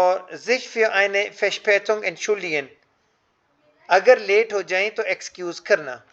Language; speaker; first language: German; non-native, fluent; Hindi